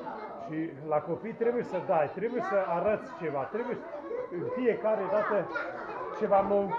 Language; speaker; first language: Romanian; non-native, local second language; Hungarian